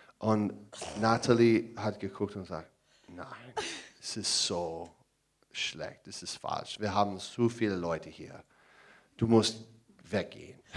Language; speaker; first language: German; non-native, learner; English